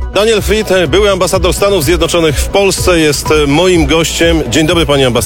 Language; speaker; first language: Polish; native; Polish